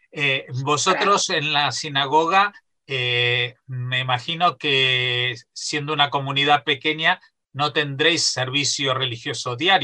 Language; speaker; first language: Spanish; native; Spanish